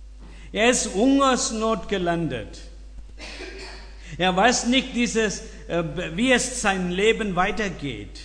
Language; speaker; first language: German; non-native, learner; Tamil